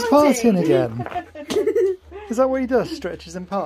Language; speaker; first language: English; native; English